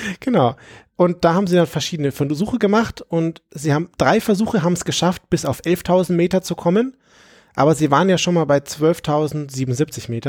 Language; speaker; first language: German; native; German